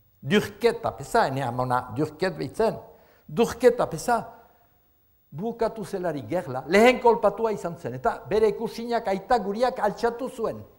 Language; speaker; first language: Basque; native; Basque